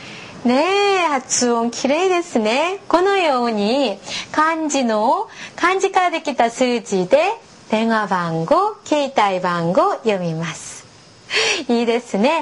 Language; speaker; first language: Japanese; non-native, fluent; Korean